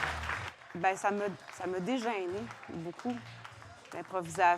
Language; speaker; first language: French; native; French